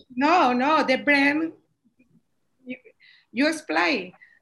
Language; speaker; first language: English; non-native, learner; Spanish